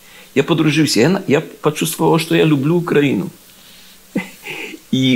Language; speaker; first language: Russian; non-native, learner; Polish